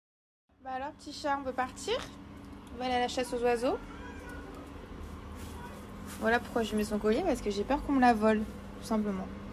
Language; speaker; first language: French; native; French